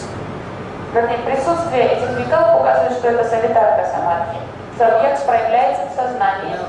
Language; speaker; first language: Russian; native; Russian